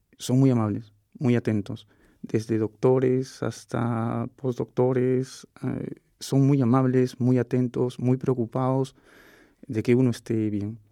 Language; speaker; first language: Spanish; native; Spanish